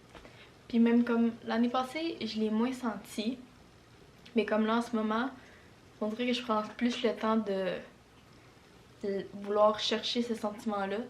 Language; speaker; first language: French; native; French